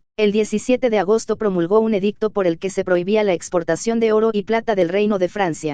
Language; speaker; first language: Spanish; native; Spanish